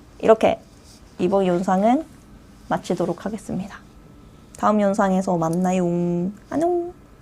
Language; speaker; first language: Korean; non-native, fluent; Japanese